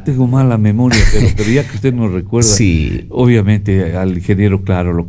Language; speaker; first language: Spanish; native; Spanish